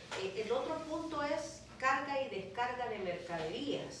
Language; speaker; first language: Spanish; native; Spanish